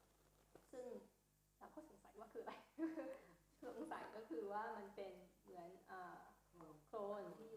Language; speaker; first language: Thai; native; Thai